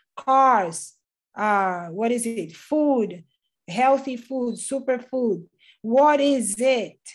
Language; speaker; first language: English; non-native, fluent; Portuguese